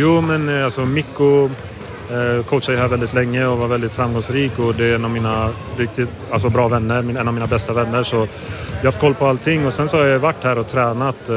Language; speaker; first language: Swedish; native; Swedish